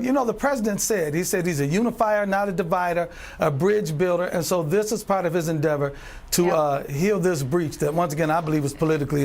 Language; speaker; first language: English; native; English